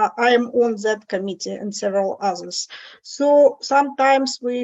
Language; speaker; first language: English; non-native, fluent; Russian